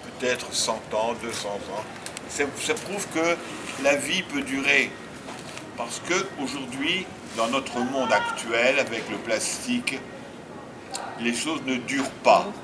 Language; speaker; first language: French; native; French